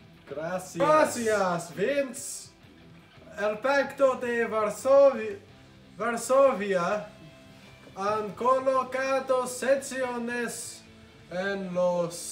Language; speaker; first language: Spanish; non-native, learner; English